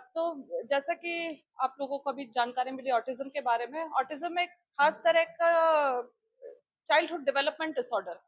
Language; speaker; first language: Hindi; native; Hindi